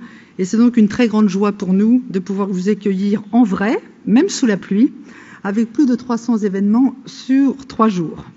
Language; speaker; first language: French; native; French